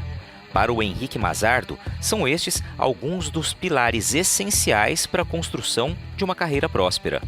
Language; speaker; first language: Portuguese; native; Portuguese